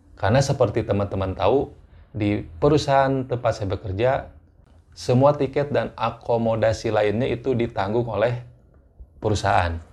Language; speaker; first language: Indonesian; native; Indonesian